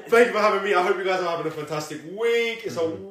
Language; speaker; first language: English; native; English